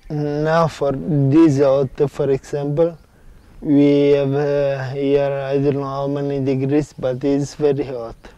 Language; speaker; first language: English; non-native, learner; Italian